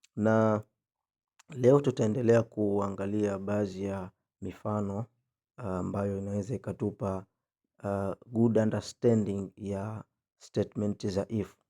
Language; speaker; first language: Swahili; native; Swahili